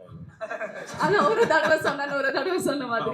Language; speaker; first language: Tamil; native; Tamil